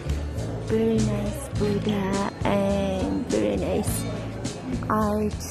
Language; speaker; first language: English; non-native, local second language; Filipino